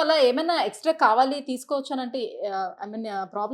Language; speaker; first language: Telugu; native; Telugu